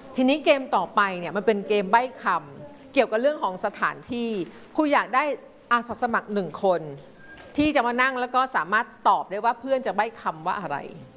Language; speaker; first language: Thai; native; Thai